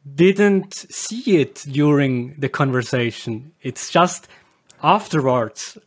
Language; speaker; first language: English; non-native, fluent; German